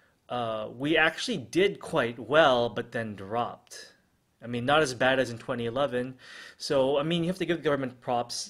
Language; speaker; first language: English; non-native, local second language; Filipino